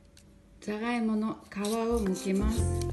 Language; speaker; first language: Japanese; non-native, fluent; Mongolian